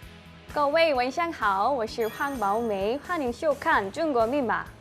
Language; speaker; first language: Chinese; non-native, learner; Korean